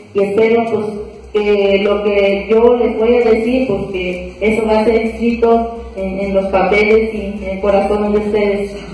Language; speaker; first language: Spanish; non-native, fluent; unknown